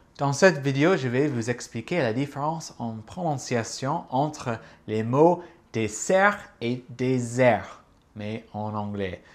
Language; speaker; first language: French; non-native, fluent; English